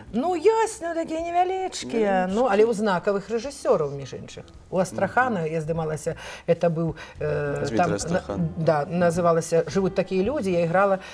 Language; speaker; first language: Belarusian; native; Belarusian